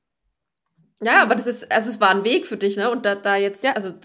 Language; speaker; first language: German; native; German